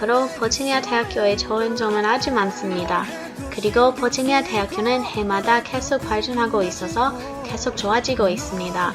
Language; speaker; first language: Korean; non-native, learner; English